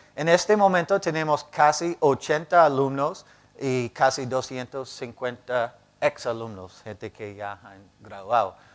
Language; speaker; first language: Spanish; non-native, fluent; English